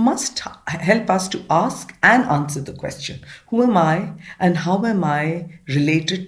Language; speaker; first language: English; non-native, local second language; Marathi